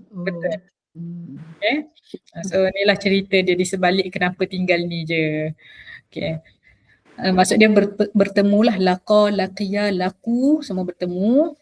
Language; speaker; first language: Malay; native; Malay